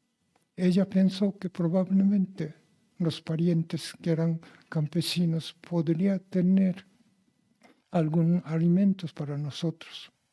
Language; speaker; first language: Spanish; non-native, fluent; Japanese